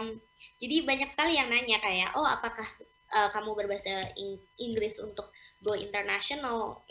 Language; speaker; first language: Indonesian; early bilingual, heritage; English